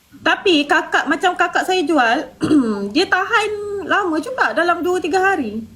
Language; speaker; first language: Malay; native; Malay